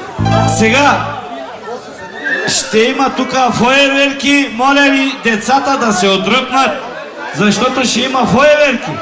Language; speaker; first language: Bulgarian; non-native, local second language; Turkish